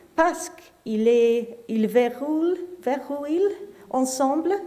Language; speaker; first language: French; non-native, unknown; English